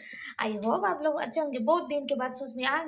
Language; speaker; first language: Hindi; non-native, local second language; Bangla